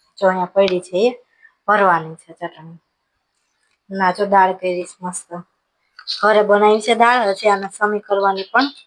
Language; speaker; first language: Gujarati; native; Gujarati